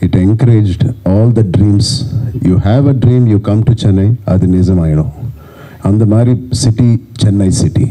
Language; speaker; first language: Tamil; non-native, local second language; Telugu